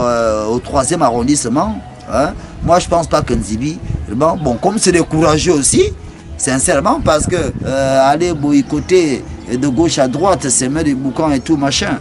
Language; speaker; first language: French; non-native, local second language; Fang